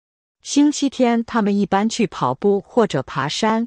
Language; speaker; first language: Chinese; non-native, learner; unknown